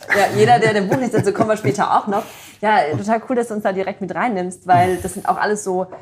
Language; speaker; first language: German; native; German